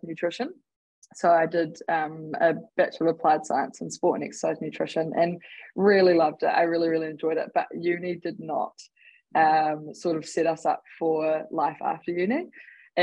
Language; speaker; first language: English; native; English